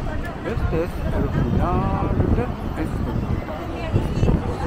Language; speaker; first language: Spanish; non-native, learner; Japanese